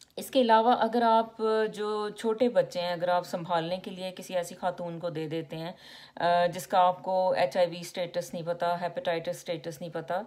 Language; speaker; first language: Urdu; native; Urdu